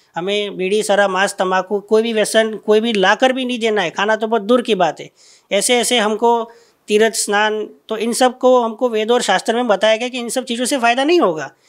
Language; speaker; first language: Hindi; non-native, local second language; Gujarati